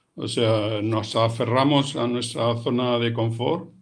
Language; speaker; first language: Spanish; native; Spanish